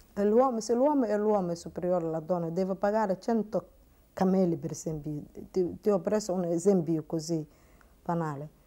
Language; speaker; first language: Italian; non-native, learner; Somali